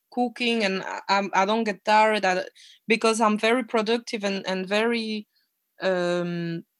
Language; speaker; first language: English; non-native, fluent; French